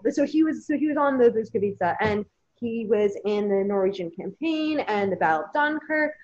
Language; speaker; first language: English; native; English